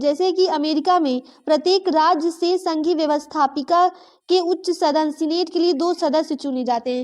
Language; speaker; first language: Hindi; native; Hindi